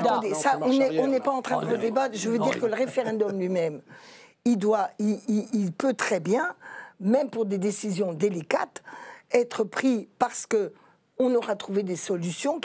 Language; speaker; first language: French; native; French